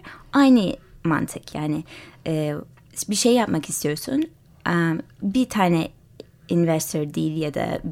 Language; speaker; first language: Turkish; early bilingual, heritage; English